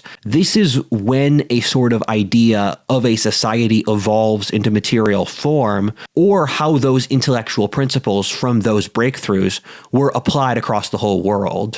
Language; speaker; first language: English; native; English